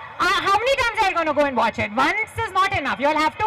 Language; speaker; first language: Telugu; non-native, learner; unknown